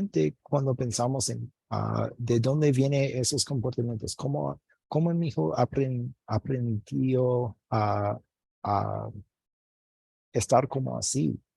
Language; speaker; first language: Spanish; non-native, fluent; English